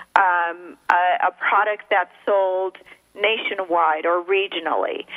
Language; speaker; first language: English; early bilingual, other home language; Spanish